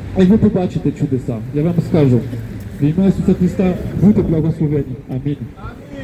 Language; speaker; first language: Ukrainian; non-native, fluent; French